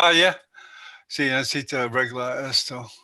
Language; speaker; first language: Spanish; non-native, learner; English